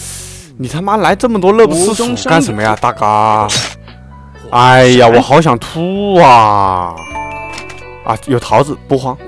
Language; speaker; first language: Chinese; native; Chinese